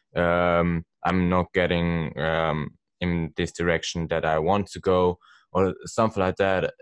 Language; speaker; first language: English; non-native, learner; Swiss German